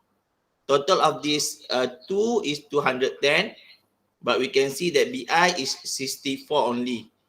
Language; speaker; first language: English; non-native, local second language; Malay